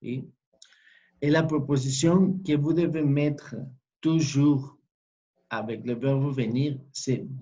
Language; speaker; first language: French; non-native, fluent; Spanish